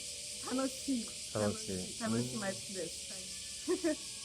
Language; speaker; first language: Japanese; non-native, learner; French